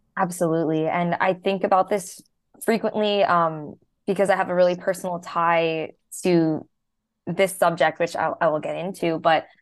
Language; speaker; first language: English; early bilingual, other home language; Hindi